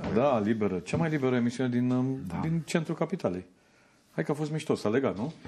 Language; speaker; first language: Romanian; native; Romanian